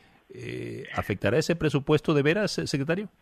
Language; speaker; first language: Spanish; native; Spanish